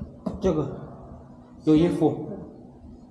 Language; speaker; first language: Chinese; non-native, learner; Shona